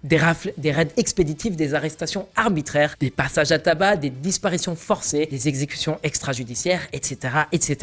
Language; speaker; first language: French; native; French